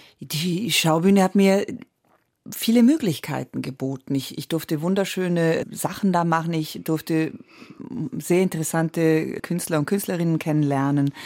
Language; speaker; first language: German; early bilingual, other home language; Italian